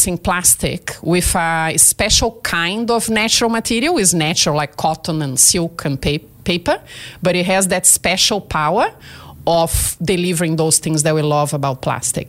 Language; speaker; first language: English; non-native, fluent; Portuguese